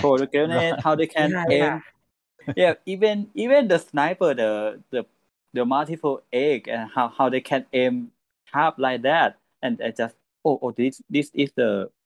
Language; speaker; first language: English; non-native, learner; Thai